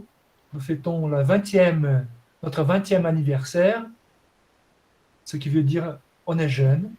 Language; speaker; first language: French; non-native, fluent; Portuguese